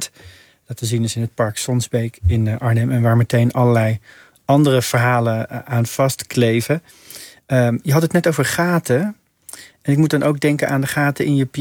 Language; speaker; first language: Dutch; native; Dutch